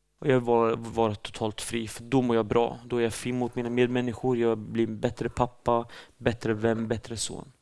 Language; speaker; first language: Swedish; early bilingual, other home language; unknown